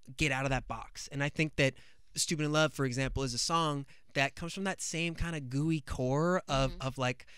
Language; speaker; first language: English; native; English